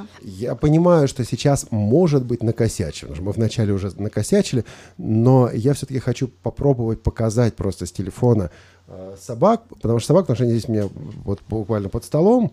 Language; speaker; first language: Russian; native; Russian